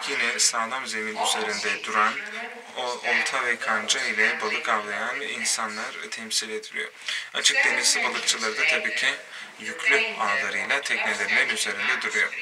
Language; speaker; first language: Turkish; native; Turkish